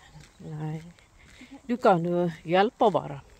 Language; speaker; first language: Swedish; non-native, learner; Filipino